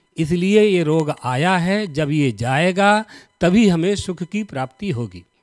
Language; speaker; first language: Hindi; native; Hindi